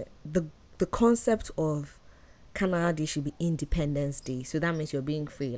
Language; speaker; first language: English; non-native, local second language; Yoruba